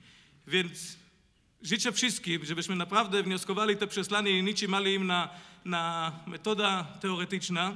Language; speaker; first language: Polish; non-native, learner; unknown